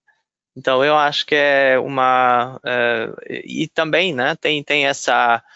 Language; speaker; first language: Portuguese; non-native, fluent; German